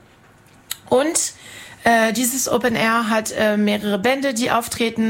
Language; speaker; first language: German; non-native, fluent; French